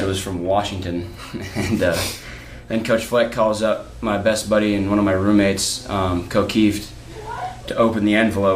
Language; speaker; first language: English; native; English